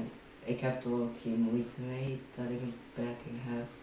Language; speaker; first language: Dutch; early bilingual, other home language; Chinese